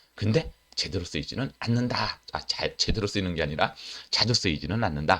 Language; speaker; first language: Korean; native; Korean